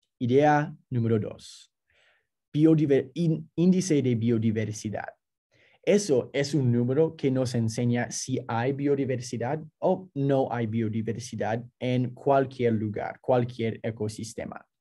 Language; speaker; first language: Spanish; non-native, fluent; English